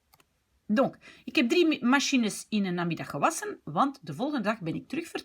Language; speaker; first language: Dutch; non-native, fluent; French